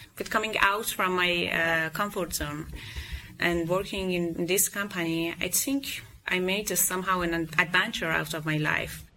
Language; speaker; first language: English; non-native, fluent; Persian